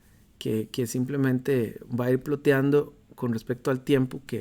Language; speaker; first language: Spanish; native; Spanish